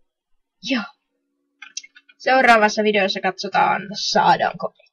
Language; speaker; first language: Finnish; native; Finnish